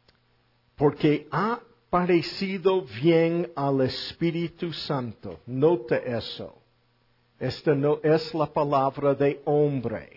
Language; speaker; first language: Spanish; non-native, fluent; English